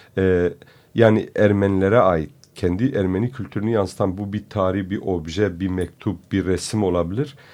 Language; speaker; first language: Turkish; non-native, local second language; Kurdish